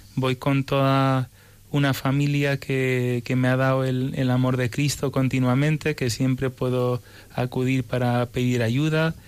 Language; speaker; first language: Spanish; early bilingual, other home language; English